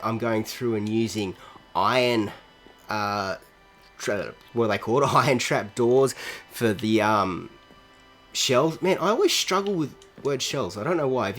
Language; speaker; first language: English; native; English